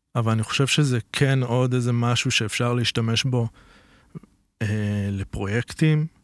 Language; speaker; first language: Hebrew; native; Hebrew